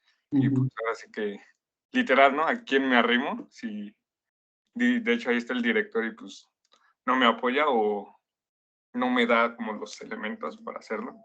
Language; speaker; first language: Spanish; native; Spanish